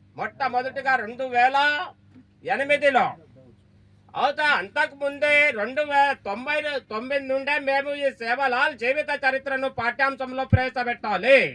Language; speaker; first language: Telugu; non-native, local second language; Lambadi